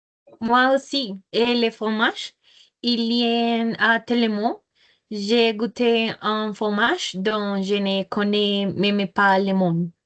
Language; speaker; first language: French; non-native, learner; Spanish